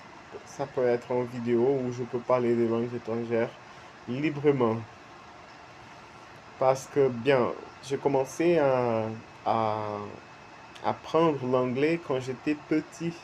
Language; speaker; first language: French; non-native, learner; Portuguese